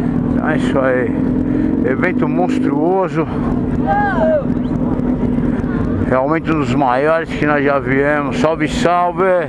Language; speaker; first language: Portuguese; native; Portuguese